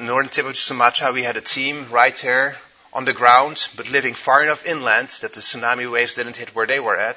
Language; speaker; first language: English; non-native, fluent; Dutch